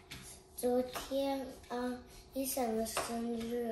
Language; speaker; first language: Chinese; early bilingual, heritage; Chinese